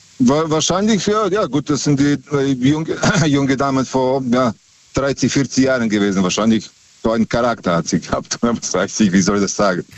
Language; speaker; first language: German; non-native, fluent; Serbian